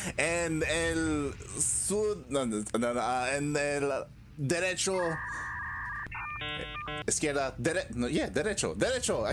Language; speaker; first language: Spanish; non-native, learner; English